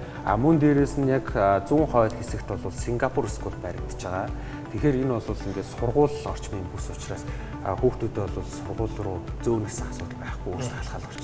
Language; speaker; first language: Mongolian; native; Mongolian